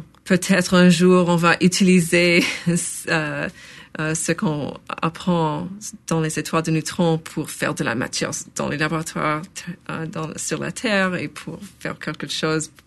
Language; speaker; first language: French; non-native, local second language; English